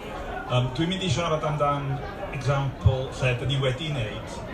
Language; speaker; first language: Welsh; non-native, local second language; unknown